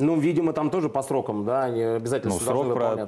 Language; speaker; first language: Russian; native; Russian